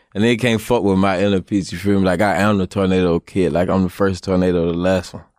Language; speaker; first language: English; native; English